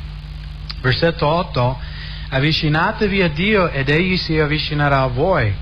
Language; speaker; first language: Italian; non-native, fluent; English